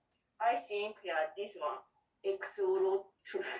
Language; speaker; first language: English; non-native, learner; Japanese